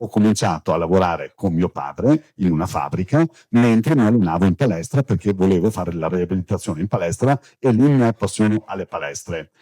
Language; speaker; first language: Italian; non-native, fluent; Turkish